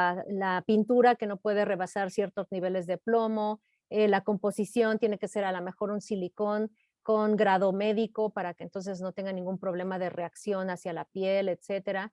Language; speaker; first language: Spanish; native; Spanish